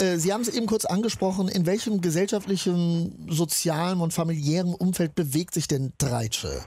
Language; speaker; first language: German; native; German